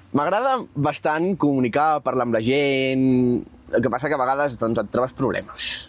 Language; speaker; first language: Catalan; native; Catalan